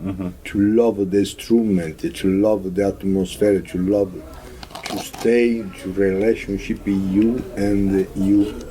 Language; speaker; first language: English; non-native, learner; Italian